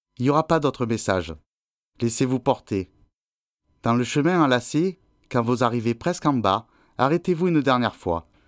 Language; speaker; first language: French; native; French